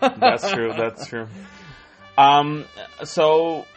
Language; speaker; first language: English; non-native, fluent; Spanish